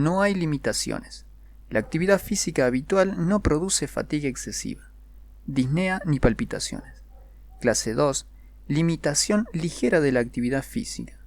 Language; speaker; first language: Spanish; native; Spanish